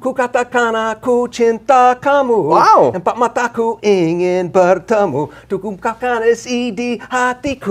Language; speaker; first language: Indonesian; non-native, learner; English